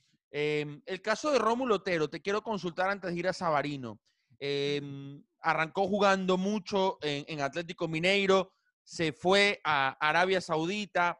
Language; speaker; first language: Spanish; native; Spanish